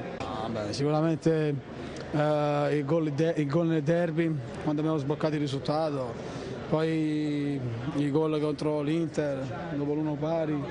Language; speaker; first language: Italian; native; Italian